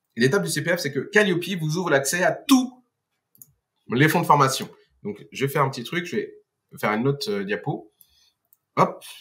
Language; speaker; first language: French; non-native, fluent; Portuguese